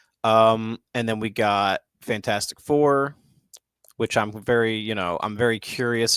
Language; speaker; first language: English; native; English